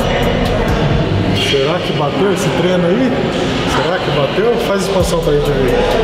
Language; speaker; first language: Portuguese; native; Portuguese